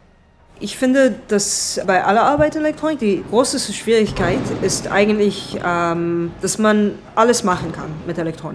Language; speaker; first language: German; non-native, fluent; Hebrew